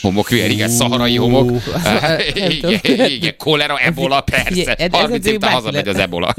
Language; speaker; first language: Hungarian; native; Hungarian